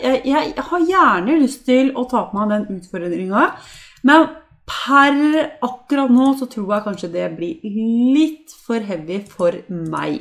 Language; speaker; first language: Norwegian; native; Norwegian